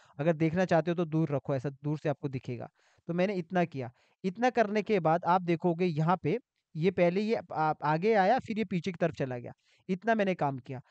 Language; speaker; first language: Hindi; native; Hindi